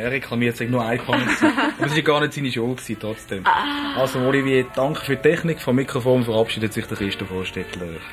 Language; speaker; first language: German; native; German